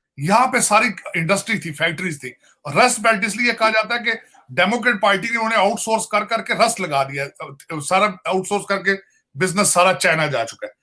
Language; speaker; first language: Urdu; non-native, local second language; Punjabi